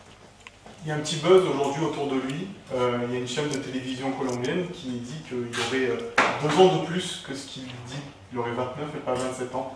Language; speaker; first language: French; native; French